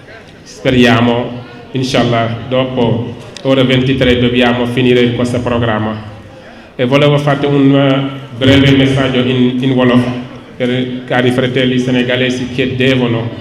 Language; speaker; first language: Italian; non-native, learner; Wolof